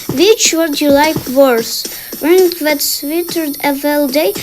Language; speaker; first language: English; non-native, learner; Ukrainian